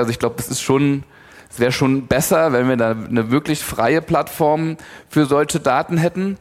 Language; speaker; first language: German; native; German